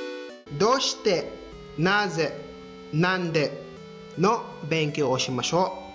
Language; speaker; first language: Japanese; non-native, fluent; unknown